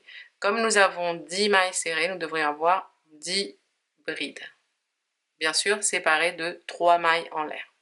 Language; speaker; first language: French; native; French